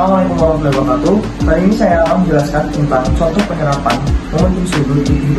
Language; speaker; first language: Indonesian; native; Indonesian